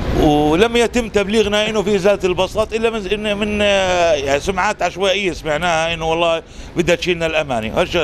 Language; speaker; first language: Arabic; native; Arabic